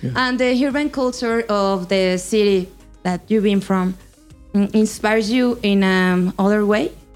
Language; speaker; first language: English; non-native, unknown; Spanish